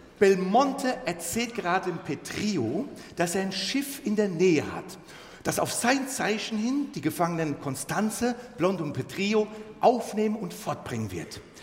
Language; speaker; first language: German; early bilingual, other home language; Turkish